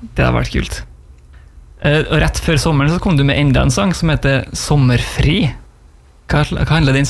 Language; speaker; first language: Norwegian; native; Norwegian